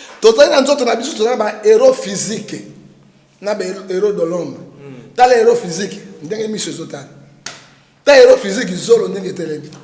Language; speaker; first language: Lingala; native; Lingala